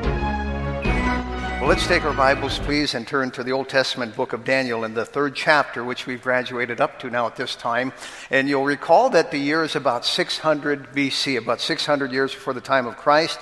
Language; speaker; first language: English; native; English